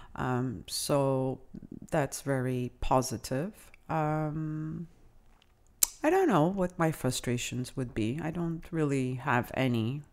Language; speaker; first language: English; non-native, fluent; Italian